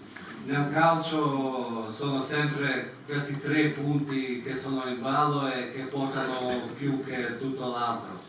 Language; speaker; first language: Italian; non-native, fluent; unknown